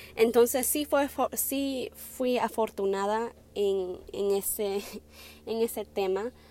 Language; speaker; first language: Spanish; early bilingual, heritage; Spanish